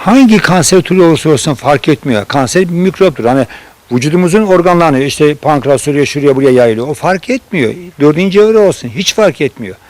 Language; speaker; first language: Turkish; native; Turkish